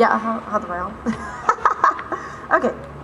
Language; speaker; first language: Dutch; non-native, fluent; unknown